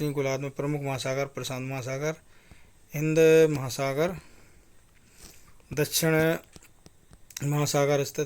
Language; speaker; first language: Hindi; native; Hindi